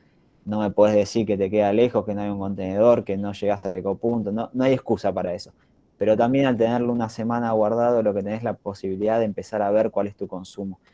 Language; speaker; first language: Spanish; native; Spanish